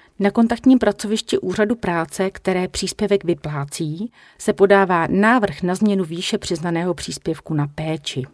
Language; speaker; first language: Czech; native; Czech